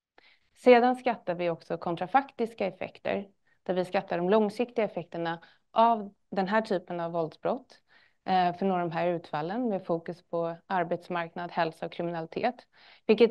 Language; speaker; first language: Swedish; native; Swedish